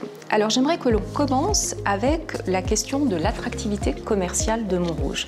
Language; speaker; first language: French; native; French